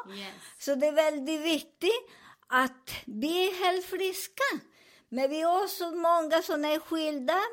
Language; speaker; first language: Swedish; non-native, learner; Spanish